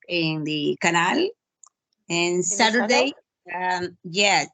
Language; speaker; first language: English; non-native, learner; Spanish